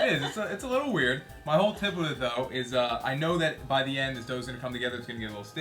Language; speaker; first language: English; native; English